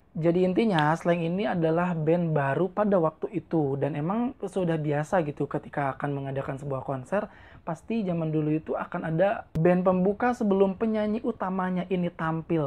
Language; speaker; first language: Indonesian; native; Indonesian